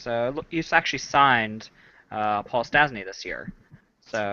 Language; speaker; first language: English; native; English